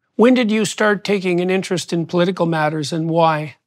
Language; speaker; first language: English; native; English